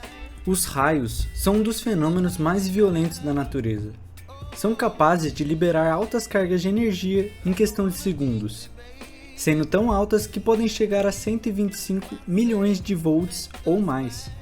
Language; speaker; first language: Portuguese; native; Portuguese